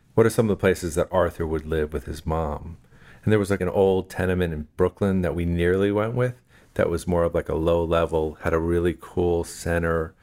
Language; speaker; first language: English; native; English